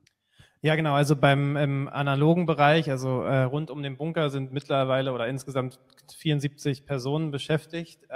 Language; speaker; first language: German; native; German